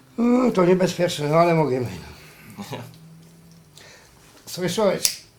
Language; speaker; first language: Polish; native; Polish